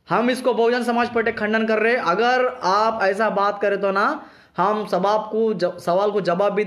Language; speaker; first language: Hindi; non-native, local second language; Telugu